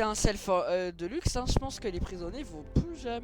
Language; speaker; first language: French; native; French